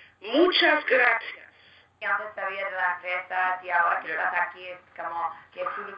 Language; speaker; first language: Spanish; non-native, learner; French